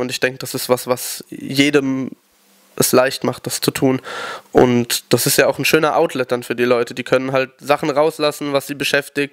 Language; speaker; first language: German; native; German